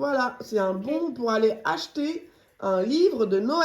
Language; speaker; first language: French; native; French